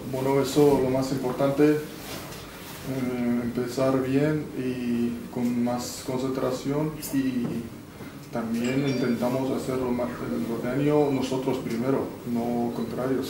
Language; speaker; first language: Spanish; non-native, fluent; Persian